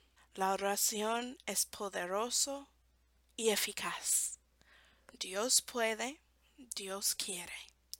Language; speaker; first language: Spanish; non-native, fluent; English